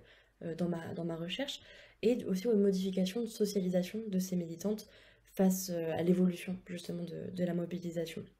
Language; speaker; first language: French; native; French